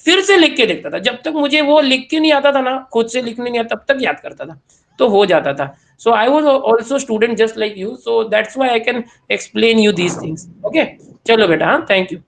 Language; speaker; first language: Hindi; non-native, local second language; Marathi